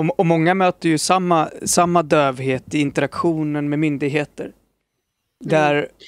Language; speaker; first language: Swedish; native; Swedish